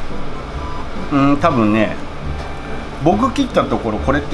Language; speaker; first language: Japanese; native; Japanese